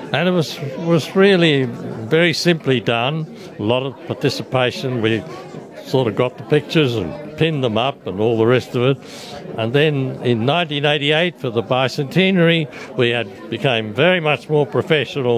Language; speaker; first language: English; early bilingual, other home language; Italian